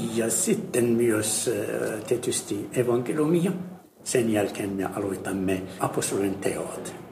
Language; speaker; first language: Finnish; non-native, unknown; Arabic